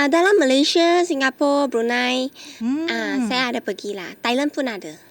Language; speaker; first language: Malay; non-native, local second language; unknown